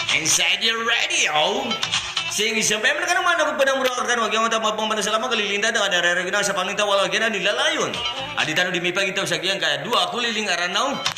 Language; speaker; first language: Filipino; non-native, local second language; Maranao